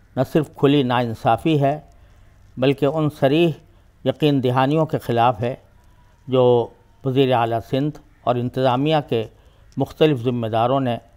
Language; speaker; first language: Urdu; native; Urdu